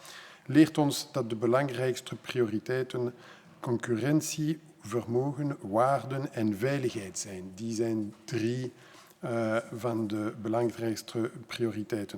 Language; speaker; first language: Dutch; non-native, local second language; French